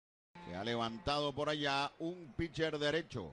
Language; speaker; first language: Spanish; native; Spanish